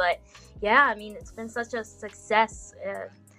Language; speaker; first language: English; non-native, fluent; Portuguese